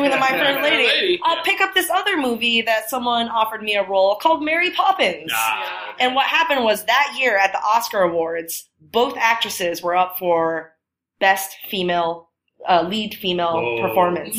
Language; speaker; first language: English; non-native, fluent; Chinese